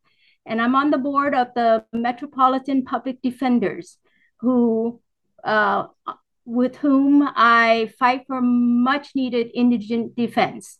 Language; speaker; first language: English; early bilingual, other home language; Vietnamese